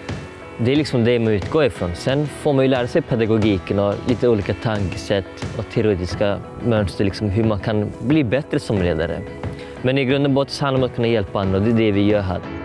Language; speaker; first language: Swedish; native; Swedish